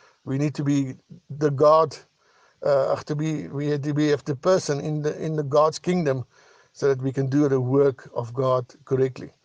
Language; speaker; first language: English; non-native, local second language; Afrikaans